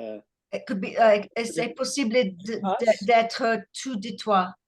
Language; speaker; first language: French; non-native, learner; English